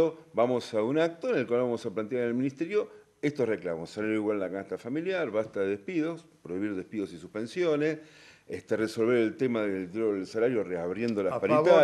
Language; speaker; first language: Spanish; native; Spanish